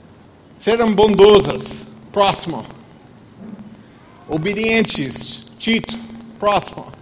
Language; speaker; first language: Portuguese; non-native, fluent; English